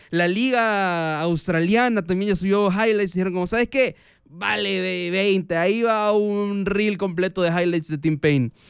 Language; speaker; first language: Spanish; native; Spanish